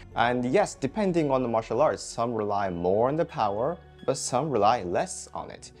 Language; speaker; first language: English; non-native, fluent; Japanese